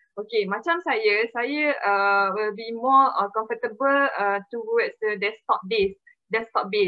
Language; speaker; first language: English; non-native, local second language; Malay